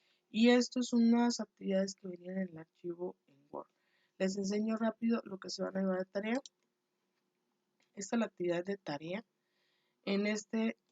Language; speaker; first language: Spanish; native; Spanish